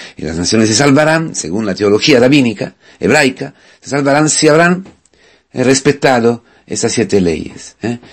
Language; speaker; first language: Spanish; non-native, fluent; Italian